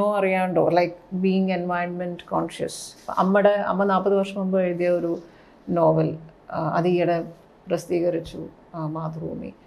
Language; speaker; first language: Malayalam; early bilingual, heritage; Malayalam